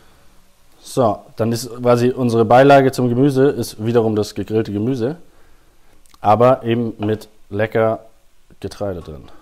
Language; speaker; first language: German; native; German